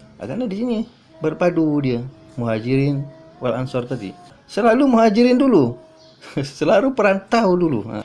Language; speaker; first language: Malay; native; Malay